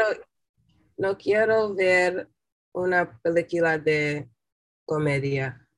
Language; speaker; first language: Spanish; non-native, learner; English